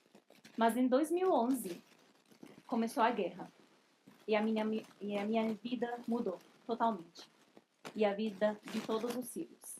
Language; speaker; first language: Portuguese; non-native, fluent; Arabic